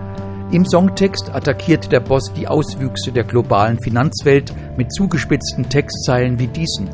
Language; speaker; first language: German; native; German